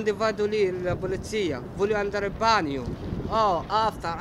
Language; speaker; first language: Italian; non-native, learner; Arabic